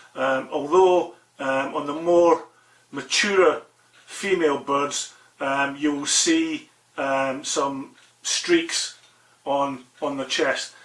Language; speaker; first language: English; native; English